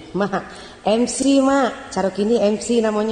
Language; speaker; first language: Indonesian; non-native, local second language; Minangkabau